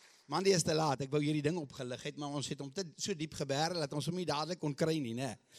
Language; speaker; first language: Afrikaans; early bilingual, heritage; Afrikaans